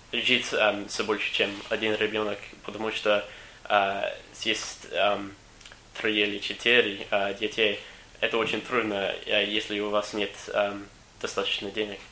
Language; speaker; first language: Russian; non-native, learner; English